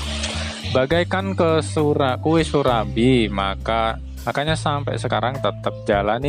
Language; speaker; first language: Indonesian; native; Indonesian